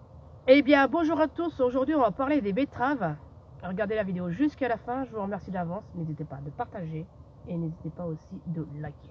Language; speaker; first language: French; native; French